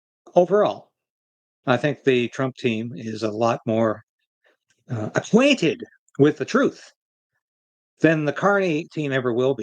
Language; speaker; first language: English; native; English